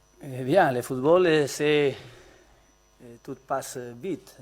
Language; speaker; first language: French; non-native, learner; Spanish